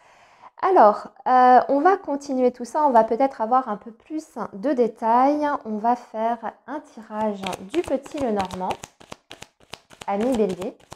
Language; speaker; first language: French; native; French